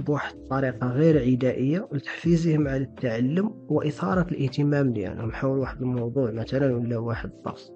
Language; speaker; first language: Arabic; native; Arabic